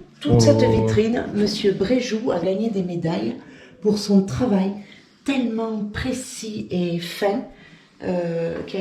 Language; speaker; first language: French; native; French